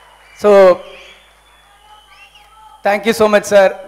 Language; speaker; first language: Telugu; non-native, learner; Tamil